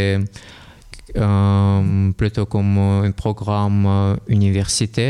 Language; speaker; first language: French; non-native, fluent; Russian